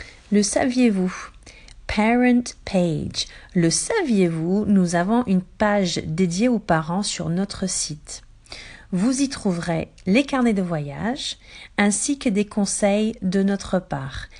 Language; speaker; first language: French; native; French